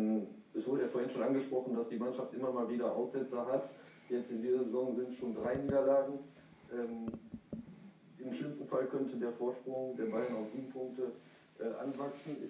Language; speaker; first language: German; native; German